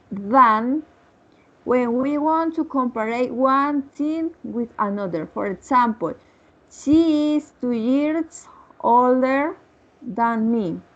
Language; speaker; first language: English; non-native, learner; Spanish